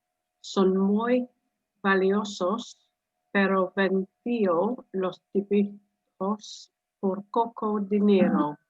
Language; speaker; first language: Spanish; non-native, learner; English